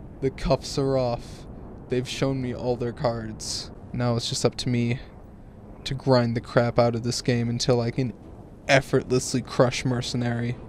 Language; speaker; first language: English; native; English